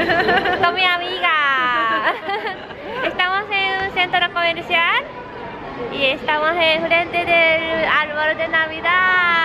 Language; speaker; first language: Spanish; non-native, learner; Japanese